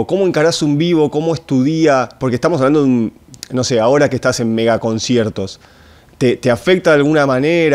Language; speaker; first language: Spanish; native; Spanish